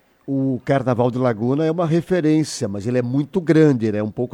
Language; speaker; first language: Portuguese; native; Portuguese